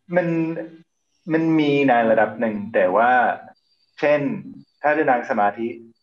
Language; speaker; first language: Thai; non-native, fluent; English